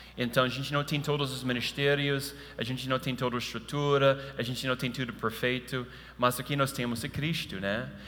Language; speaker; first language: Portuguese; non-native, fluent; English